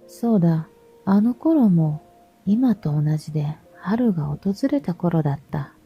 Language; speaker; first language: Japanese; native; Japanese